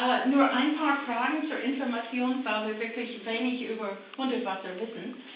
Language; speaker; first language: German; non-native, fluent; English